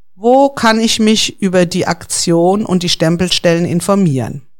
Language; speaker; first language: German; native; German